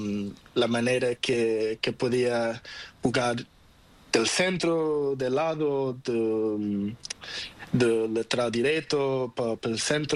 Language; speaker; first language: Spanish; non-native, learner; Portuguese